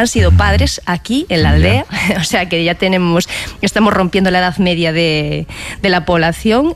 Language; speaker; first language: Spanish; native; Spanish